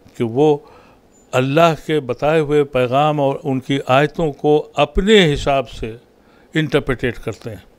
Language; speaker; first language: Urdu; native; Urdu